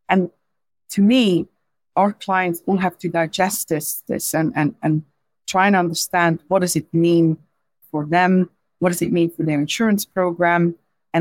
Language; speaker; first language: English; non-native, fluent; Dutch